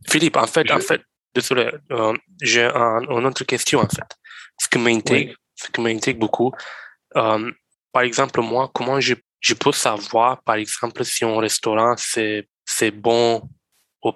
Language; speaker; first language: French; non-native, learner; Romanian